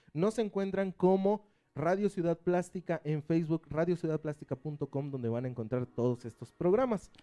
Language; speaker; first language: Spanish; native; Spanish